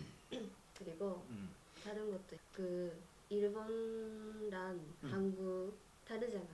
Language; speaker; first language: Korean; non-native, learner; Japanese